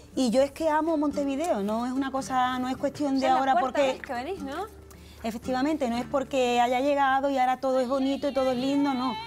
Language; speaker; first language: Spanish; native; Spanish